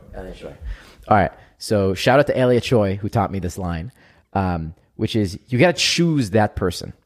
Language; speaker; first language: English; non-native, fluent; Hebrew